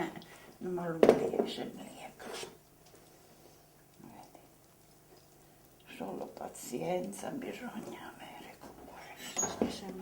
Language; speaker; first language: Italian; non-native, local second language; Slovenian